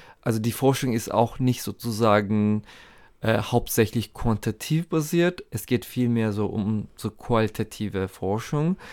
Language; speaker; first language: German; non-native, fluent; Turkish